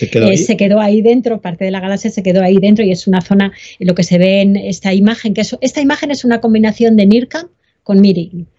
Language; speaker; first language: Spanish; native; Spanish